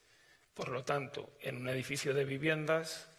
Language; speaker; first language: Spanish; native; Spanish